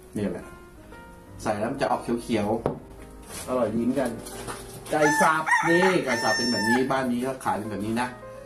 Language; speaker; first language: Thai; native; Thai